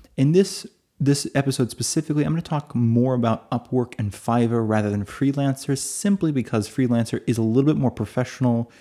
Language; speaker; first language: English; native; English